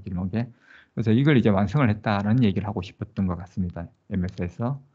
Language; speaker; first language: Korean; native; Korean